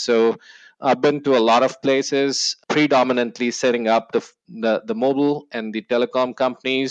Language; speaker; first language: English; non-native, local second language; Hindi